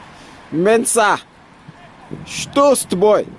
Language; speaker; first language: Russian; non-native, learner; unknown